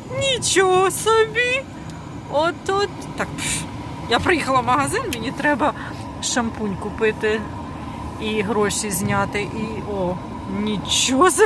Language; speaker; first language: Ukrainian; non-native, local second language; Russian